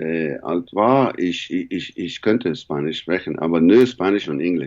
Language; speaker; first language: German; non-native, learner; English